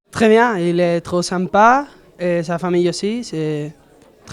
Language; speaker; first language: French; non-native, learner; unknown